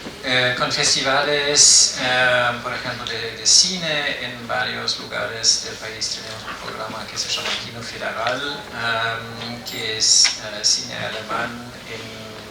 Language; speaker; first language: Spanish; non-native, fluent; German